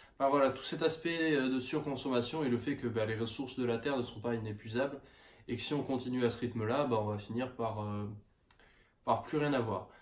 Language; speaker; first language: French; native; French